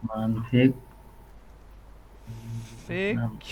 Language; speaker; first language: Persian; non-native, learner; Urdu